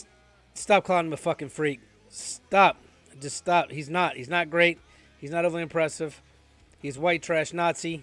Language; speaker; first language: English; native; English